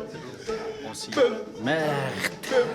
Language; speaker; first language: French; non-native, learner; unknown